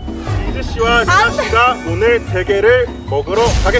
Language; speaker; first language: Korean; native; Korean